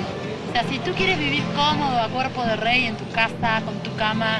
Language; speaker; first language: Spanish; native; Spanish